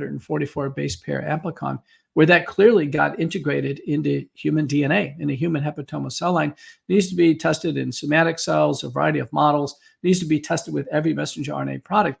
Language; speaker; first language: English; native; English